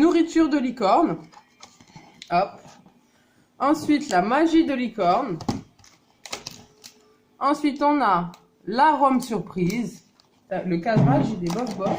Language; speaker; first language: French; native; French